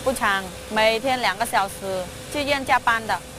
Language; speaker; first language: Chinese; non-native, fluent; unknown